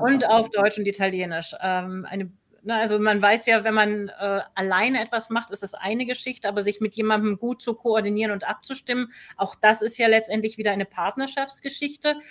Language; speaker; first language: German; native; German